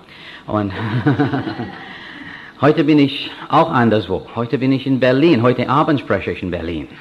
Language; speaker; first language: German; non-native, fluent; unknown